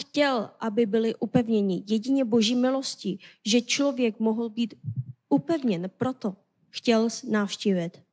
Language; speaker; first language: Czech; non-native, fluent; Korean